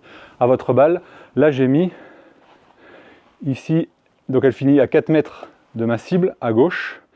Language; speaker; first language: French; native; French